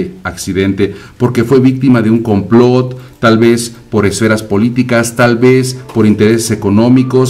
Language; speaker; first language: Spanish; native; Spanish